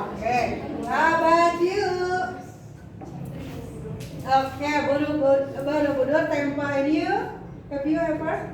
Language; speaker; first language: English; non-native, fluent; Indonesian